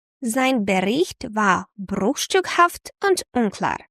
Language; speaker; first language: German; non-native, fluent; Ukrainian